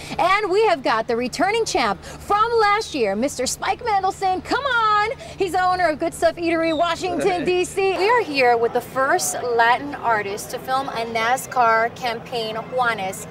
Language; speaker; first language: English; early bilingual, other home language; Spanish